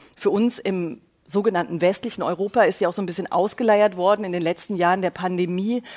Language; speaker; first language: German; native; German